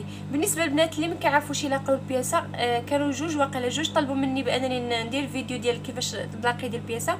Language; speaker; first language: Arabic; native; Arabic